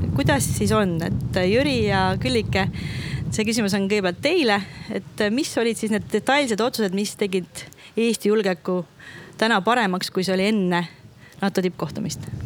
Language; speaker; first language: Estonian; native; Estonian